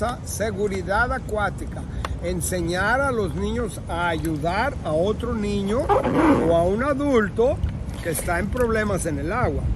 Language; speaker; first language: Spanish; non-native, fluent; English